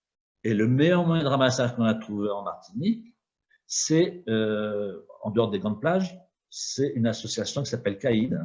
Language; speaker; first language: French; native; French